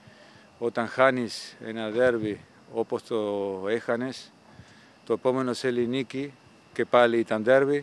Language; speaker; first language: Greek; non-native, fluent; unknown